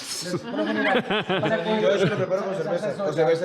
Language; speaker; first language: Spanish; native; Spanish